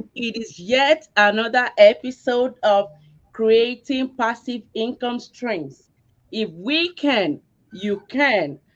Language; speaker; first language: English; non-native, local second language; Yoruba